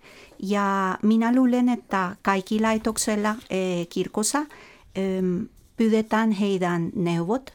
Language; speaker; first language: Finnish; non-native, fluent; Spanish